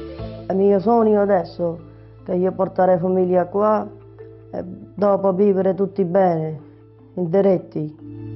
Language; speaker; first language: Italian; non-native, learner; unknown